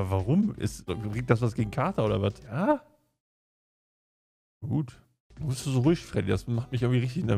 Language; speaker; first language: German; native; German